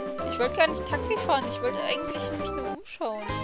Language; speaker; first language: German; native; German